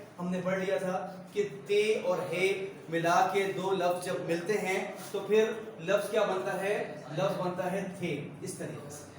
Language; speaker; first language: Urdu; native; Urdu